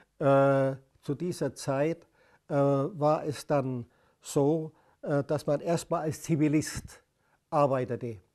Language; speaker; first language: German; native; German